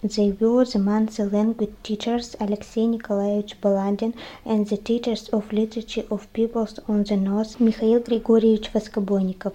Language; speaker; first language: English; non-native, learner; Russian